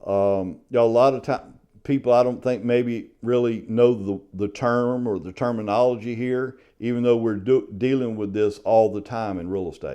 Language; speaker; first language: English; native; English